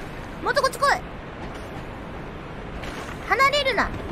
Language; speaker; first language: Japanese; native; Japanese